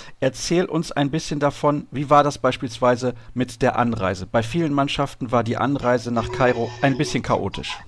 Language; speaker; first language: German; native; German